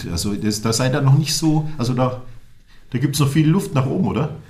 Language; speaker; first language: German; native; German